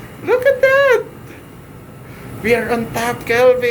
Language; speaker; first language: English; non-native, local second language; Filipino